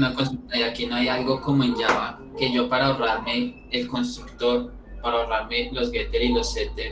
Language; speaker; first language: Spanish; native; Spanish